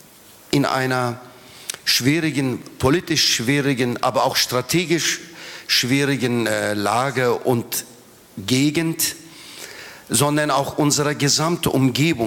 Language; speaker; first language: German; non-native, fluent; Turkish